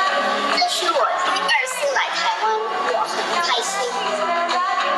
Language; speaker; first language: Chinese; non-native, learner; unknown